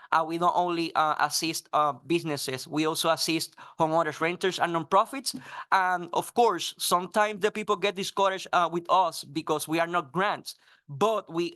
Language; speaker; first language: English; non-native, fluent; Spanish